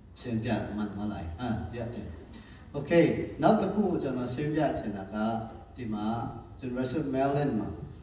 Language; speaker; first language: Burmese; non-native, local second language; Tedim Chin